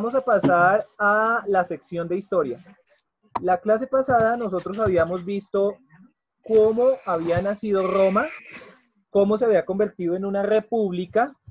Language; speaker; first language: Spanish; native; Spanish